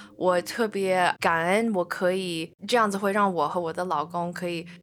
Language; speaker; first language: Chinese; early bilingual, heritage; Chinese